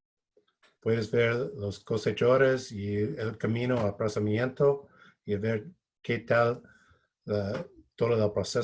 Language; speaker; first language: Spanish; non-native, fluent; English